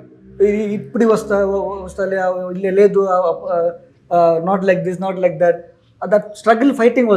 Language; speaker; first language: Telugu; non-native, learner; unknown